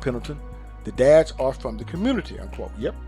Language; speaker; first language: English; native; English